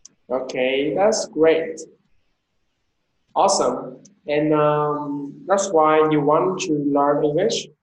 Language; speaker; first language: English; non-native, fluent; Vietnamese